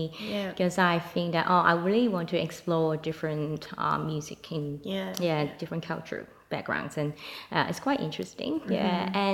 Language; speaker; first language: English; non-native, local second language; Cantonese